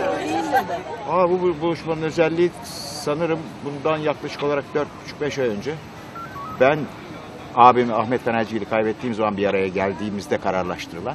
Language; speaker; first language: Turkish; native; Turkish